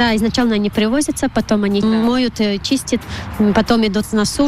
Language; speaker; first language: Russian; non-native, local second language; Latvian